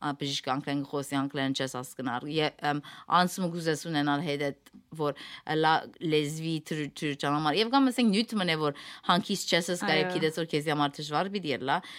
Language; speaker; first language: Armenian; early bilingual, heritage; Armenian